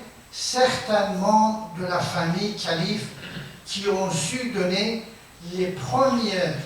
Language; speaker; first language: French; non-native, fluent; Persian